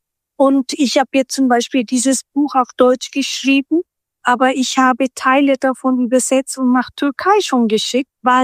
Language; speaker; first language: German; early bilingual, other home language; Turkish